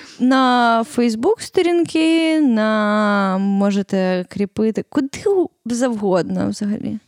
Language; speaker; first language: Ukrainian; native; Ukrainian